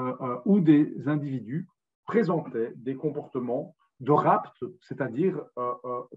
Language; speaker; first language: French; native; French